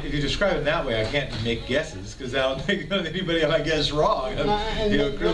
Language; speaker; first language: English; native; English